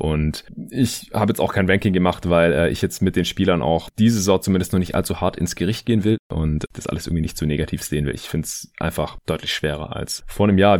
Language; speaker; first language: German; native; German